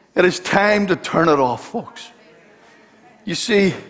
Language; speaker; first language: English; native; English